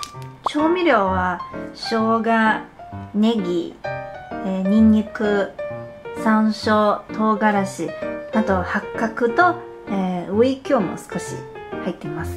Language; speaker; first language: Japanese; non-native, fluent; Chinese